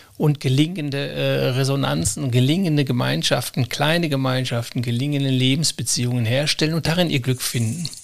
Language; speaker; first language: German; native; German